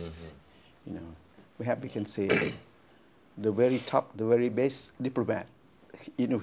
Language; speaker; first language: English; non-native, fluent; Thai